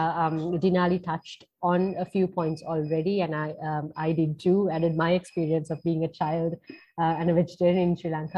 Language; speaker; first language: English; non-native, local second language; Sinhala